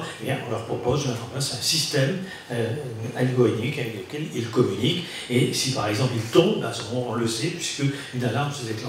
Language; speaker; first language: French; native; French